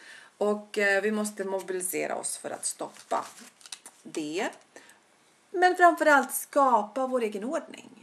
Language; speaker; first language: Swedish; non-native, fluent; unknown